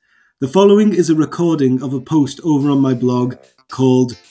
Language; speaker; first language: English; native; English